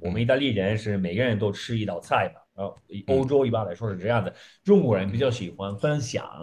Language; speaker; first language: Chinese; non-native, fluent; Italian